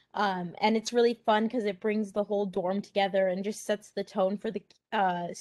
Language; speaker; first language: English; native; English